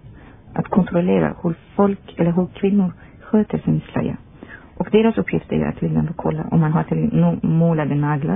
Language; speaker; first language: Swedish; non-native, fluent; Persian